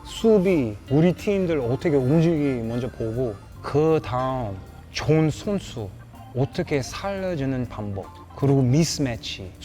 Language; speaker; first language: Korean; non-native, fluent; English